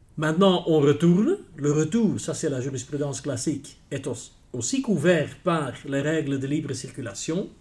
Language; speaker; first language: French; non-native, local second language; Dutch